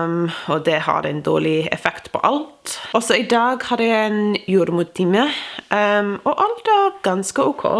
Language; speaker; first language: Norwegian; non-native, fluent; English